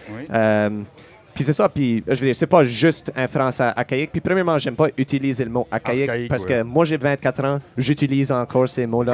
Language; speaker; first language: French; native; French